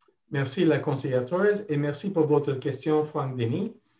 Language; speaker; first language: French; non-native, local second language; English